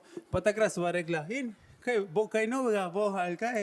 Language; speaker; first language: Slovenian; non-native, fluent; Spanish